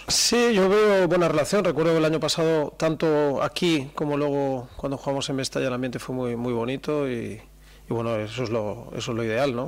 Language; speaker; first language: Spanish; native; Spanish